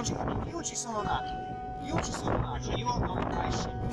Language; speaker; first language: Italian; non-native, fluent; Russian